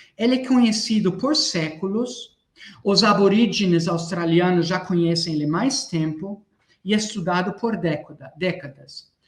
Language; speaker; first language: Portuguese; non-native, fluent; German